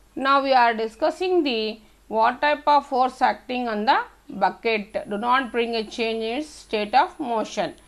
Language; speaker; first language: English; non-native, local second language; Telugu